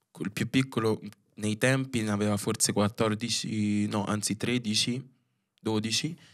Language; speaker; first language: Italian; early bilingual, other home language; Filipino